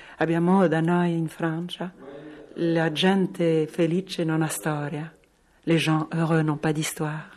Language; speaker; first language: Italian; non-native, fluent; French